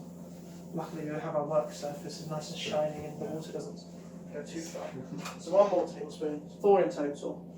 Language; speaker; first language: English; native; English